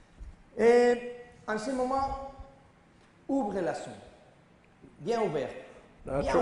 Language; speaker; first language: French; non-native, learner; Spanish